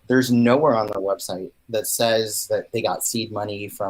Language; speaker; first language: English; native; English